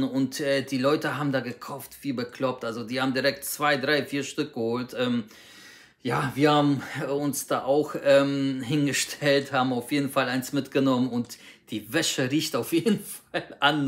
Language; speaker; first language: German; native; German